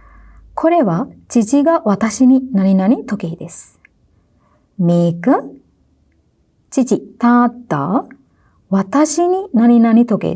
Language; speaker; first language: Japanese; non-native, fluent; Sinhala